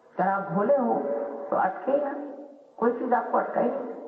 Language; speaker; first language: Hindi; non-native, local second language; Marathi